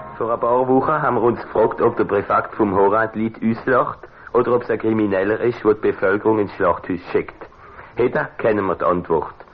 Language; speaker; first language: German; non-native, local second language; Swiss German